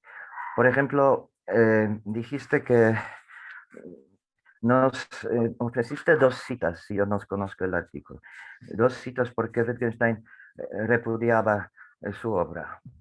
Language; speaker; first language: Spanish; non-native, fluent; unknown